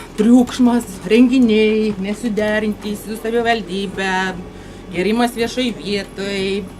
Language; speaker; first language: Lithuanian; non-native, learner; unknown